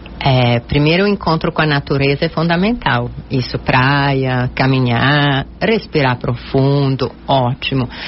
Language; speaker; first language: Portuguese; non-native, fluent; Italian